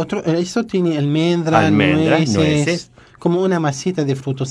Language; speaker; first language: Spanish; non-native, learner; Arabic